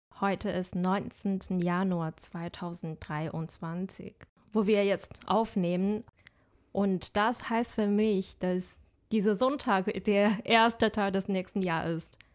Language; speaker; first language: German; non-native, fluent; Chinese